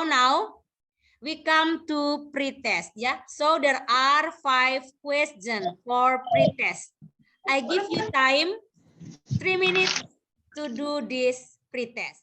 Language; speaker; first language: English; non-native, local second language; Indonesian